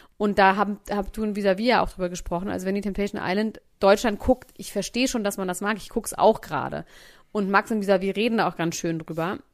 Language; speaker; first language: German; native; German